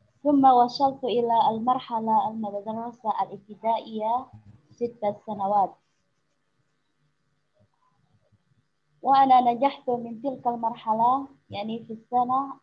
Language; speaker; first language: Arabic; non-native, learner; Indonesian